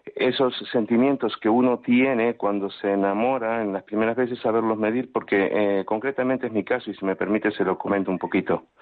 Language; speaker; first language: Spanish; native; Spanish